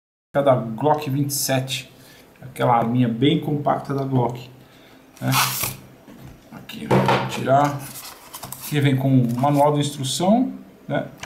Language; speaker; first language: Portuguese; native; Portuguese